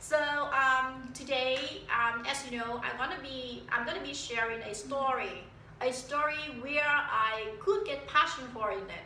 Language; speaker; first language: English; non-native, fluent; Vietnamese